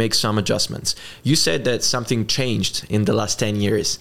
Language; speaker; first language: English; non-native, fluent; Italian